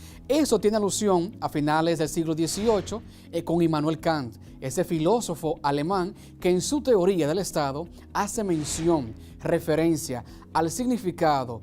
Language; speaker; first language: Spanish; native; Spanish